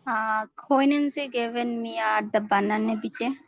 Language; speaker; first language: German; non-native, learner; Bangla